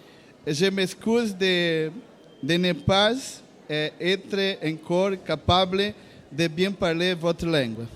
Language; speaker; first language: French; non-native, learner; Portuguese